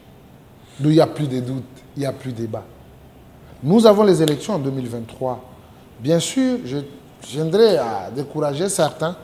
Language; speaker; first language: French; non-native, local second language; Lingala